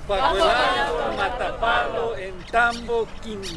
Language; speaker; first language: Spanish; native; Spanish